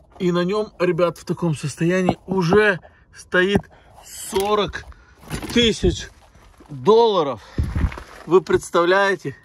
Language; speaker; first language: Russian; native; Russian